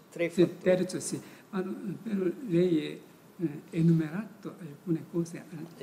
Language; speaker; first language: Italian; non-native, fluent; Korean